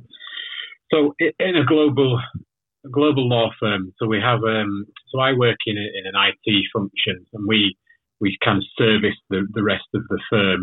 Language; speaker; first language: English; native; English